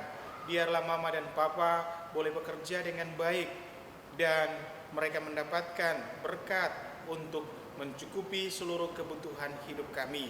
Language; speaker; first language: Indonesian; native; Indonesian